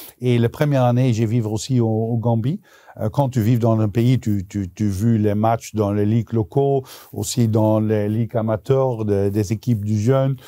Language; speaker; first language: French; non-native, local second language; Dutch